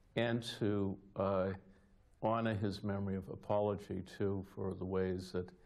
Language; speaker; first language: English; native; English